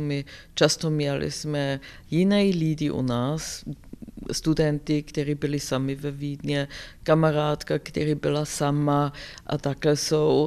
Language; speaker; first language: Czech; non-native, fluent; German